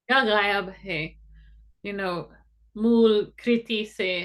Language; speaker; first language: Hindi; non-native, fluent; English